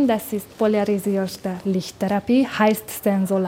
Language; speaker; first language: German; non-native, fluent; Hungarian